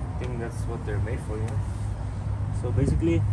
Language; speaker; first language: English; early bilingual, other home language; Spanish